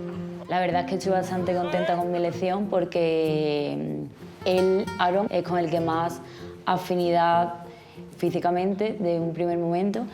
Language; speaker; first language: Spanish; native; Spanish